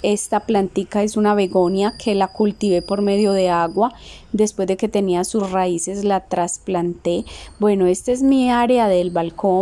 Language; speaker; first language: Spanish; native; Spanish